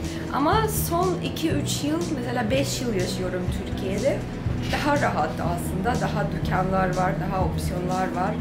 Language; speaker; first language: Turkish; non-native, fluent; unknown